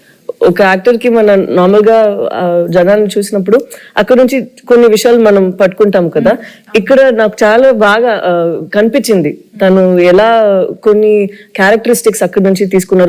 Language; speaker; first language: Telugu; non-native, fluent; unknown